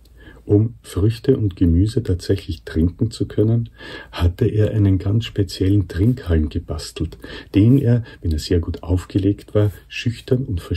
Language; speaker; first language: German; native; German